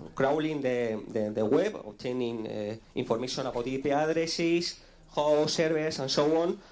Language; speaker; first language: English; non-native, fluent; Spanish